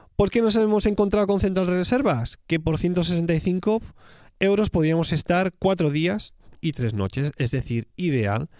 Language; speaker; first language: Spanish; native; Spanish